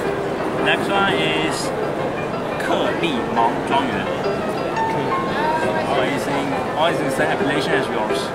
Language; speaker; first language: English; non-native, fluent; Chinese